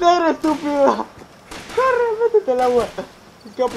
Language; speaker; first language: Spanish; native; Spanish